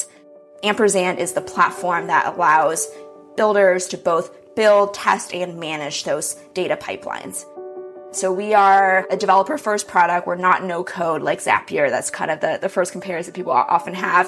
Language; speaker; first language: English; early bilingual, other home language; Chinese